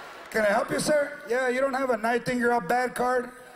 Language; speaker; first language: English; early bilingual, other home language; Spanish